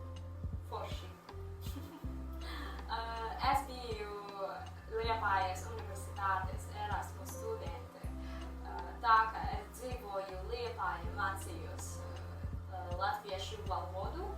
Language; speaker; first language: Latvian; non-native, learner; English